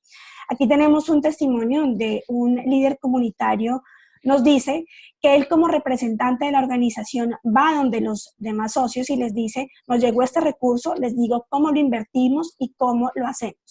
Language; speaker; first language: Spanish; native; Spanish